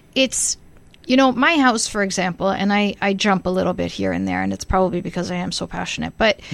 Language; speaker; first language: English; early bilingual, other home language; Italian